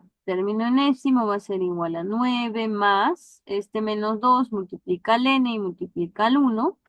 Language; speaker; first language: Spanish; native; Spanish